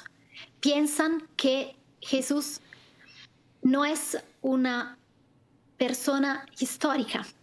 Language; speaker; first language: Spanish; non-native, fluent; Italian